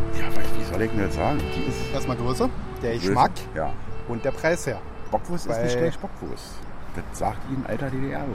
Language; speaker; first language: German; native; German